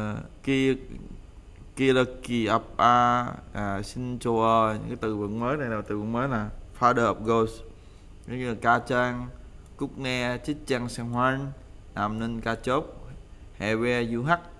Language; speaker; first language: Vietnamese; native; Vietnamese